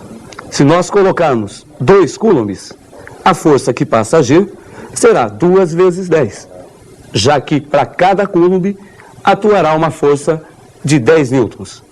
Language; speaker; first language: Portuguese; native; Portuguese